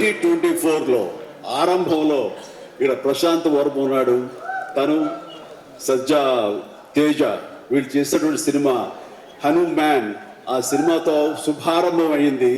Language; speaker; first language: Telugu; native; Telugu